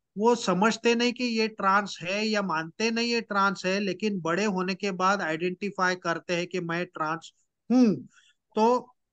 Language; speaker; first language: Hindi; non-native, local second language; Marathi